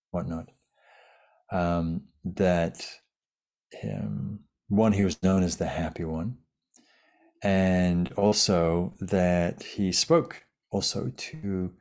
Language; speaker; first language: English; native; English